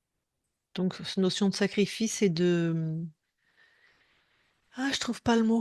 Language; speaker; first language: French; native; French